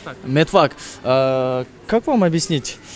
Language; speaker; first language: Russian; non-native, local second language; Kyrgyz